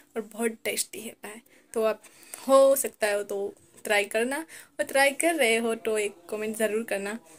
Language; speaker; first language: Hindi; non-native, local second language; Gujarati